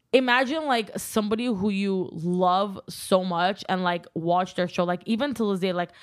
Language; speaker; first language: English; early bilingual, other home language; Armenian